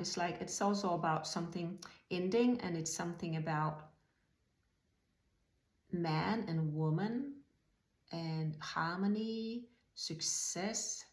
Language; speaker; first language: English; non-native, fluent; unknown